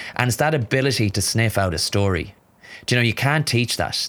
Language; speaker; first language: English; native; English